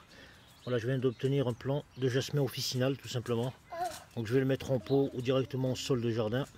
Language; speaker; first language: French; native; French